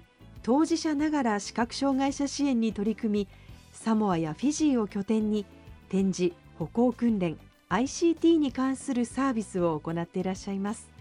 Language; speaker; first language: Japanese; native; Japanese